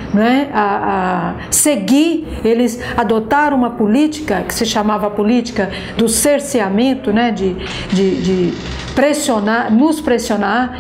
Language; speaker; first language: Portuguese; native; Portuguese